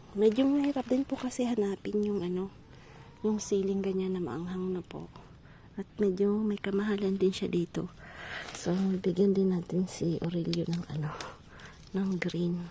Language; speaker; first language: Filipino; native; Filipino